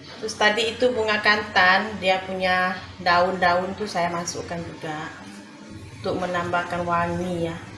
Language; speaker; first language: Indonesian; native; Indonesian